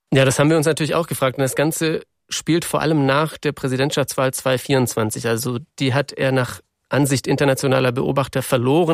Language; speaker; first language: German; native; German